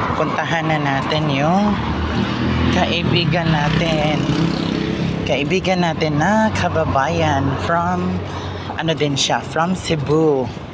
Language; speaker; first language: Filipino; non-native, local second language; Cebuano